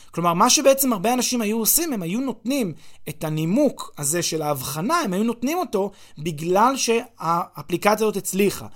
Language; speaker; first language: Hebrew; native; Hebrew